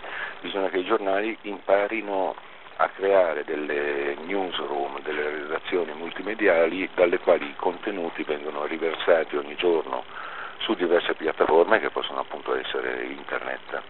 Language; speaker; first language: Italian; native; Italian